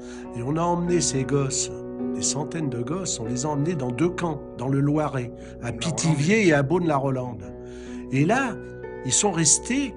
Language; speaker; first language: French; native; French